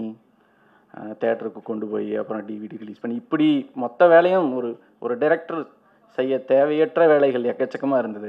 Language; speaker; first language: Tamil; native; Tamil